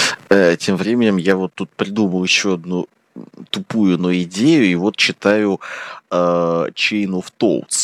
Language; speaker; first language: Russian; native; Russian